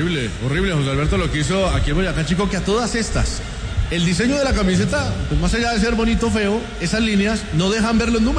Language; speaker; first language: Spanish; native; Spanish